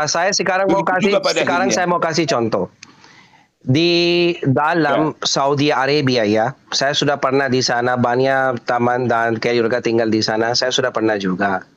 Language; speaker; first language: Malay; non-native, learner; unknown